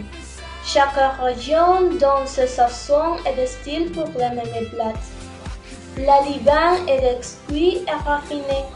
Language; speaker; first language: French; non-native, learner; Spanish